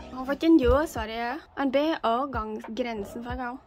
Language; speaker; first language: Vietnamese; early bilingual, heritage; Vietnamese